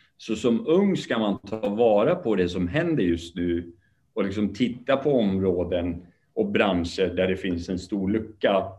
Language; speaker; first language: Swedish; early bilingual, other home language; Kurdish